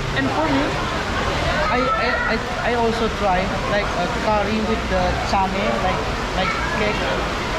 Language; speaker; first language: English; non-native, learner; Indonesian